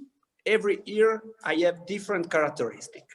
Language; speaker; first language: English; non-native, learner; Italian